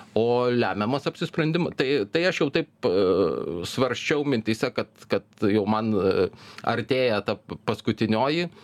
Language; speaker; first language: Lithuanian; native; Lithuanian